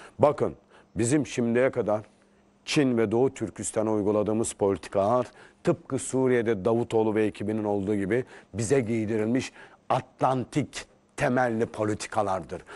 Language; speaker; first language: Turkish; native; Turkish